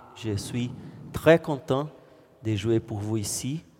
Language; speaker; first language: French; non-native, learner; Portuguese